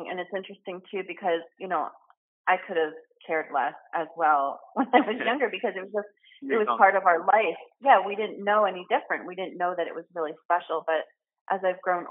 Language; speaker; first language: English; native; English